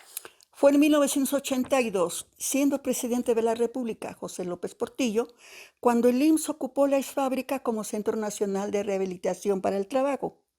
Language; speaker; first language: Spanish; native; Spanish